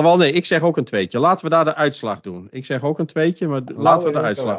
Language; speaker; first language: Dutch; native; Dutch